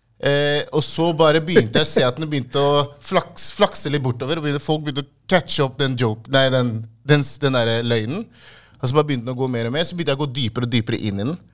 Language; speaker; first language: Norwegian; early bilingual, other home language; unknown